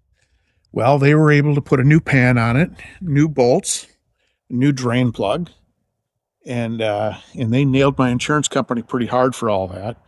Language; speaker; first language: English; native; English